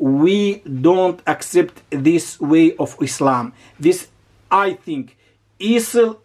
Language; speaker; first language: English; non-native, learner; Arabic